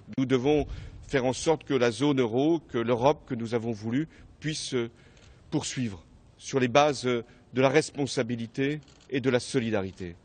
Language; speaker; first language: French; native; French